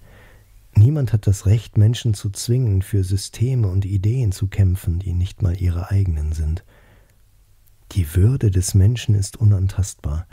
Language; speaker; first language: German; native; German